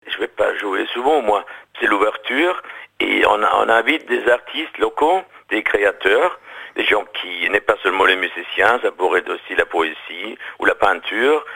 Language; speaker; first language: French; non-native, fluent; German